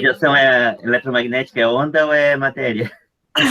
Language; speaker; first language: Portuguese; native; Portuguese